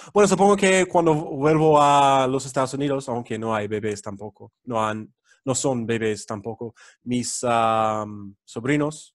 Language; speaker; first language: Spanish; non-native, learner; English